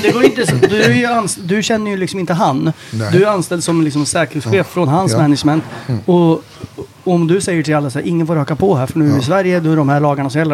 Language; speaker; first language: Swedish; native; Swedish